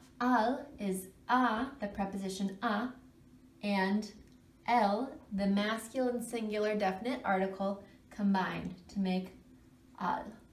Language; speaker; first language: English; native; English